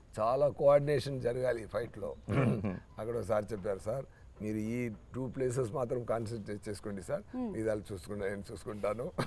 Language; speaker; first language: Telugu; non-native, fluent; Tamil